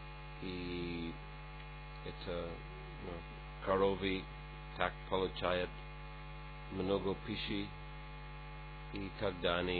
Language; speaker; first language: Russian; non-native, fluent; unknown